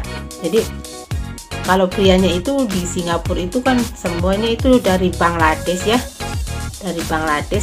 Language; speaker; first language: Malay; non-native, local second language; Javanese